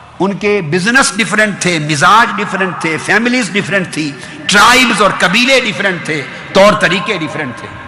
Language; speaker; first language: Urdu; non-native, local second language; Punjabi